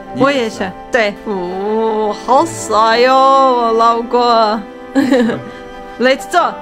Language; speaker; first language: Chinese; non-native, learner; Armenian